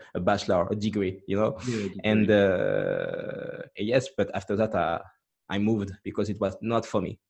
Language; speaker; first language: English; non-native, fluent; French